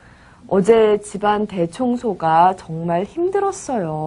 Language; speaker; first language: Korean; native; Korean